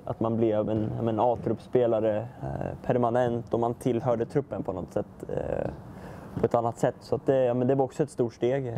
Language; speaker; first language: Swedish; native; Swedish